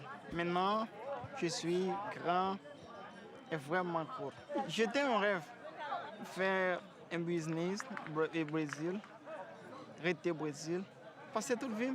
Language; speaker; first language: French; non-native, local second language; Haitian Creole